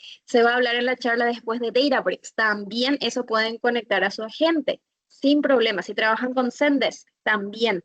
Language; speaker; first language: Spanish; native; Spanish